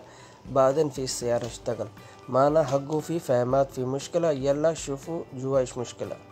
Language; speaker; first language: Arabic; non-native, learner; Urdu